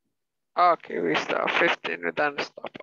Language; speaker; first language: English; non-native, learner; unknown